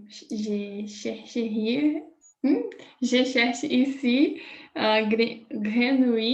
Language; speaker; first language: French; non-native, learner; Portuguese